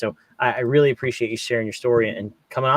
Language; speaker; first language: English; native; English